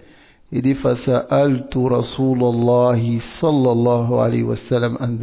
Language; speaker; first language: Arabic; non-native, fluent; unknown